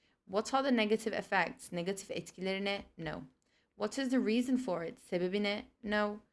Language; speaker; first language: English; non-native, fluent; Turkish